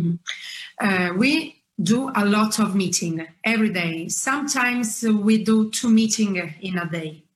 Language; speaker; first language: English; non-native, fluent; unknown